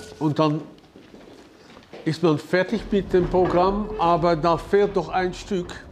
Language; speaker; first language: German; non-native, fluent; Dutch